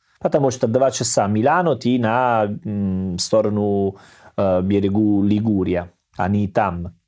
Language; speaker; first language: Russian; non-native, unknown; Italian